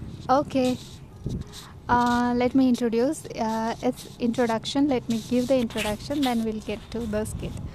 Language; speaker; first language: English; non-native, local second language; Malayalam